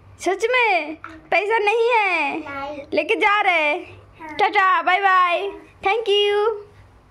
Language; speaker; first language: Hindi; non-native, local second language; Bangla